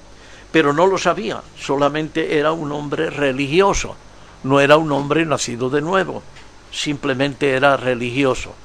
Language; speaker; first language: Spanish; native; Spanish